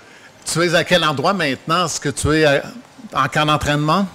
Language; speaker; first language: French; native; French